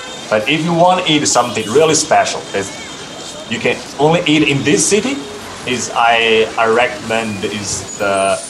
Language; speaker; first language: English; non-native, fluent; Chinese